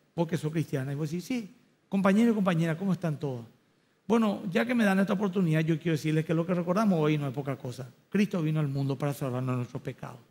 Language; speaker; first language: Spanish; native; Spanish